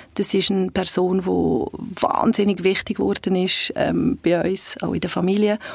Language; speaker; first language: German; early bilingual, other home language; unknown